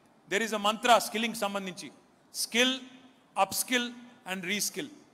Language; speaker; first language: English; non-native, local second language; Telugu